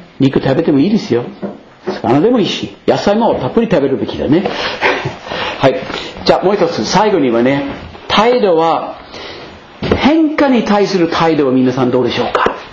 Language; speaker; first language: Japanese; non-native, fluent; English